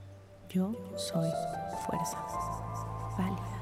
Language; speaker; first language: Spanish; native; Spanish